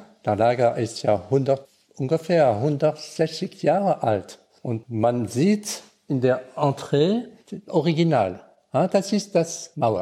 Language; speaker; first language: German; non-native, learner; French